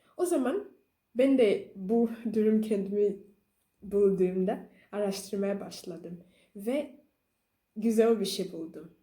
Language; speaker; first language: Turkish; non-native, learner; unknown